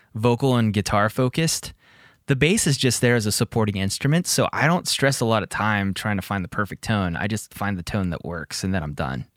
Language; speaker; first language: English; native; English